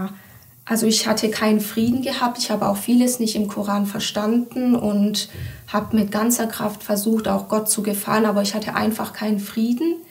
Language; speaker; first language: German; early bilingual, other home language; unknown